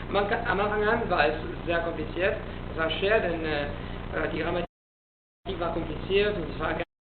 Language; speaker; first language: German; non-native, fluent; Italian